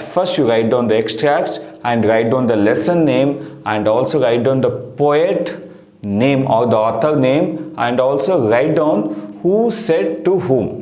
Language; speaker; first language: English; non-native, local second language; Kannada